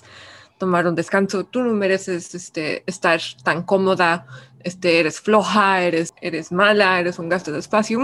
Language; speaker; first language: Spanish; early bilingual, heritage; Spanish